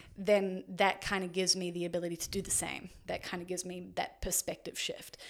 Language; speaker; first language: English; native; English